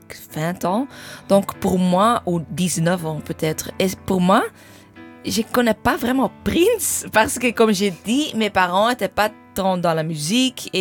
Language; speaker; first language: French; non-native, fluent; English